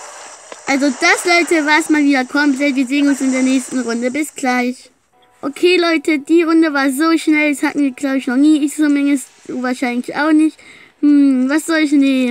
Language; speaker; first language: German; native; German